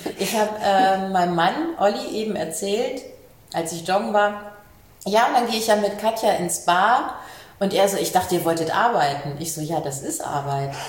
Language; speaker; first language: German; native; German